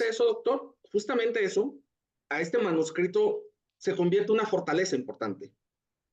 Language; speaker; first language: Spanish; native; Spanish